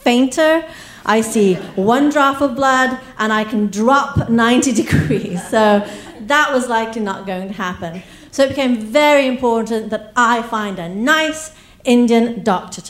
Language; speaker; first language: English; native; English